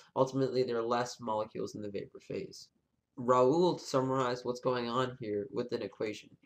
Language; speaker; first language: English; native; English